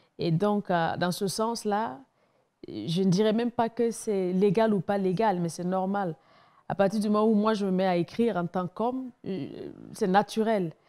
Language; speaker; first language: French; non-native, local second language; Mossi